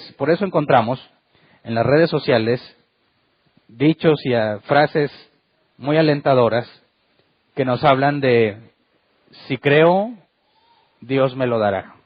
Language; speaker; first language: Spanish; native; Spanish